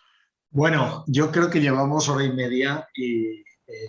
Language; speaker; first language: Spanish; native; Spanish